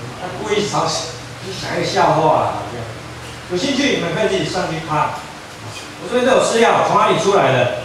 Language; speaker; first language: Chinese; native; Chinese